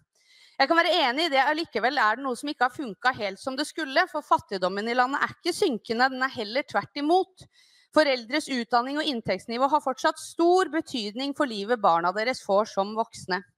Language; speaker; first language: Norwegian; native; Norwegian